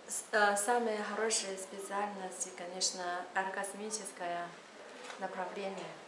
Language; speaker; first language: Russian; non-native, learner; Chinese